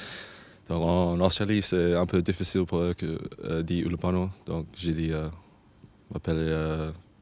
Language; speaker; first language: French; non-native, fluent; English